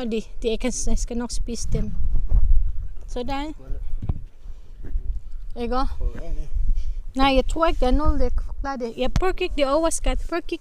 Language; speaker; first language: Danish; non-native, learner; Filipino